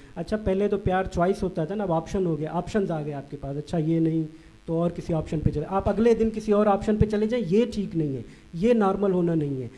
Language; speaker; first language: Urdu; non-native, local second language; Baluchi